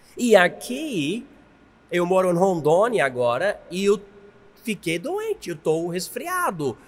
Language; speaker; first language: Portuguese; non-native, fluent; English